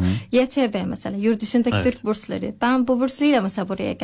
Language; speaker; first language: Turkish; non-native, learner; Arabic